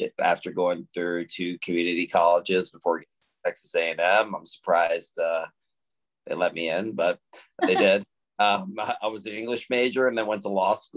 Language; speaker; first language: English; native; English